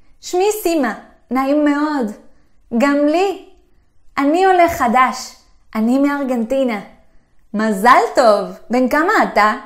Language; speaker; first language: Hebrew; non-native, fluent; Spanish